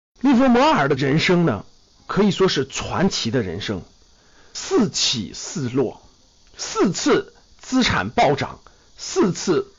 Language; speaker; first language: Chinese; native; Chinese